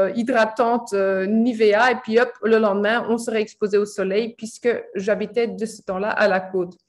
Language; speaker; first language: French; native; French